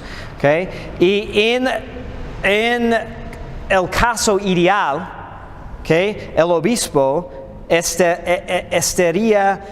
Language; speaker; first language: Spanish; non-native, fluent; English